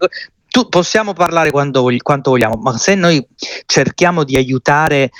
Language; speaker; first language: Italian; native; Italian